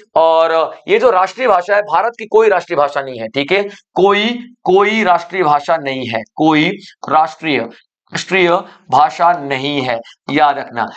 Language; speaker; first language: Hindi; native; Hindi